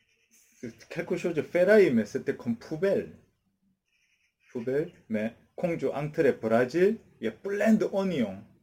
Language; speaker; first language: French; non-native, learner; Korean